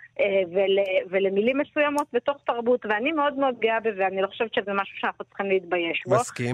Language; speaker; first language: Hebrew; native; Hebrew